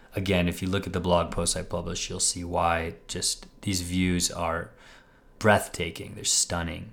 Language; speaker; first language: English; native; English